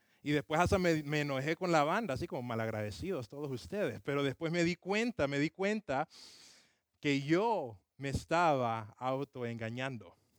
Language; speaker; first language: Spanish; early bilingual, other home language; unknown